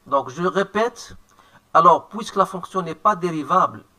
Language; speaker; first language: French; non-native, local second language; Arabic